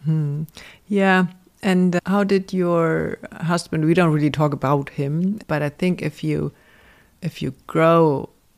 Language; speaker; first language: English; non-native, fluent; German